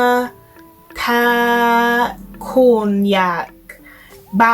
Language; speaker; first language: Thai; non-native, learner; English